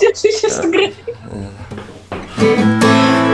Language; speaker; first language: English; non-native, learner; Russian